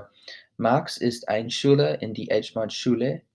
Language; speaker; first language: German; non-native, learner; English